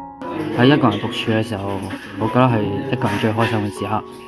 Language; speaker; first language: Cantonese; native; Cantonese